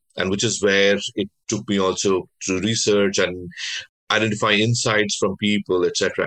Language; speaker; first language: English; non-native, local second language; Bangla